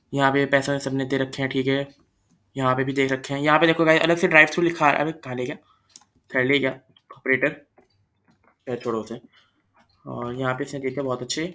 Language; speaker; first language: Hindi; native; Hindi